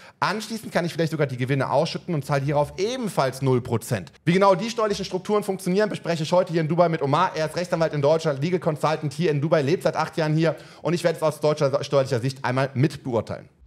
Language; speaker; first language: German; native; German